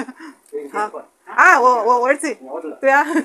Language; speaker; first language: Chinese; non-native, learner; Cebuano